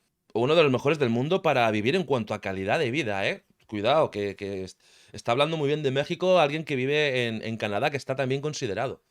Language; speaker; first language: Spanish; native; Spanish